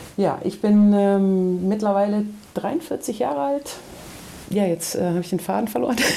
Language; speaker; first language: German; native; German